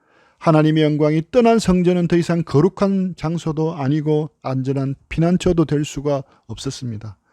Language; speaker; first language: Korean; native; Korean